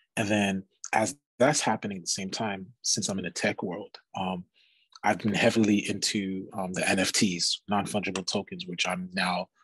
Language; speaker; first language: English; native; English